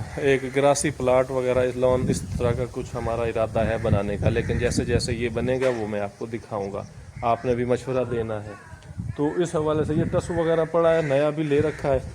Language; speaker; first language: Urdu; non-native, local second language; Punjabi